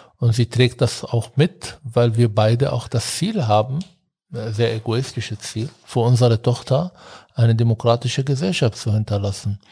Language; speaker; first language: German; non-native, fluent; Arabic